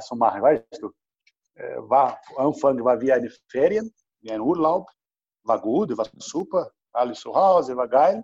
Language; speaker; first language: German; non-native, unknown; Portuguese